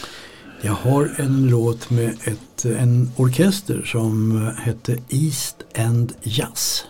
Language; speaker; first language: Swedish; native; Swedish